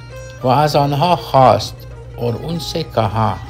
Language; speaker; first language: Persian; non-native, fluent; Urdu